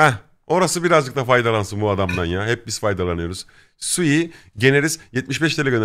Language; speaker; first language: Turkish; native; Turkish